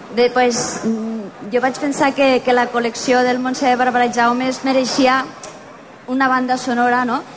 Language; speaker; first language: Catalan; native; Catalan